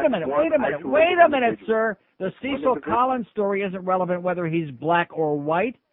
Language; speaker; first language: English; native; English